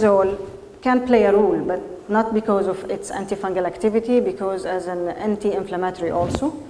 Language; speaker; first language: English; non-native, fluent; Arabic